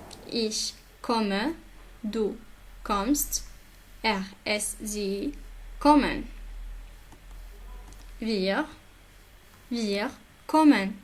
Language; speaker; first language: German; non-native, fluent; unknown